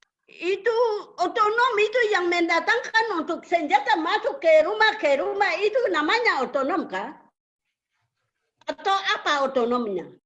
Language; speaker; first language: Indonesian; non-native, local second language; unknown